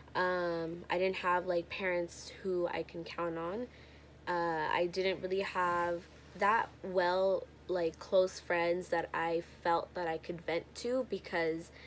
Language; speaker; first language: English; native; English